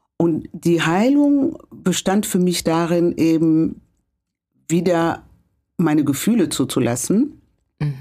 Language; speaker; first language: German; non-native, fluent; Kinyarwanda